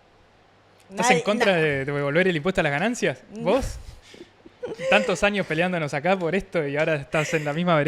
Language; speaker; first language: Spanish; native; Spanish